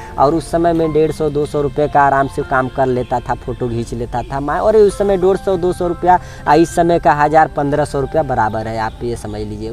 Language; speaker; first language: Hindi; native; Hindi